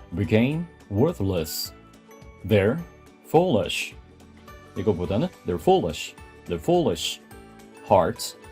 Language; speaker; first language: English; non-native, fluent; Korean